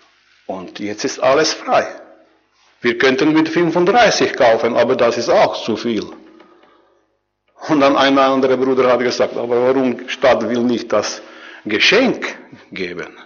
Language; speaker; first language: German; non-native, learner; Croatian